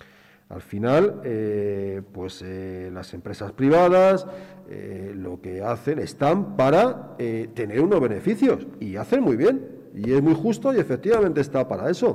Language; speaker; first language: Spanish; native; Spanish